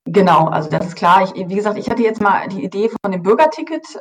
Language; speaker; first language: German; native; German